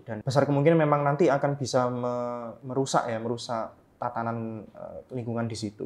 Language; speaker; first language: Indonesian; native; Indonesian